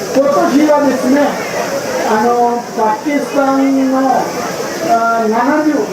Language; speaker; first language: Japanese; non-native, fluent; Urdu